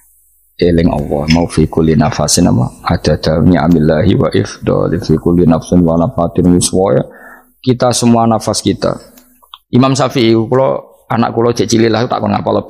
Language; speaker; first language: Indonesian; non-native, local second language; Javanese